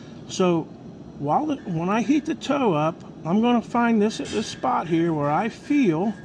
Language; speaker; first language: English; native; English